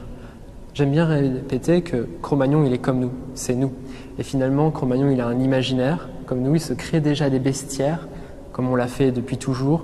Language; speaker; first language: French; native; French